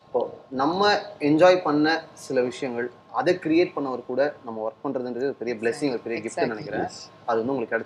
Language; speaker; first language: Tamil; native; Tamil